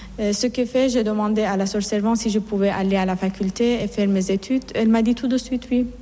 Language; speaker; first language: French; non-native, fluent; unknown